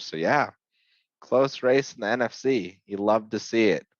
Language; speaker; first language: English; native; English